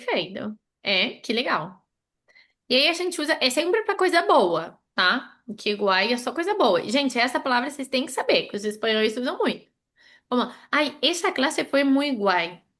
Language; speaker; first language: Portuguese; non-native, fluent; Spanish